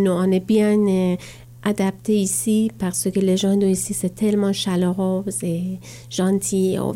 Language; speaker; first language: French; non-native, learner; Persian